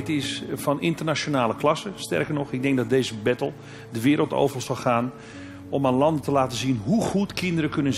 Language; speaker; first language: Dutch; native; Dutch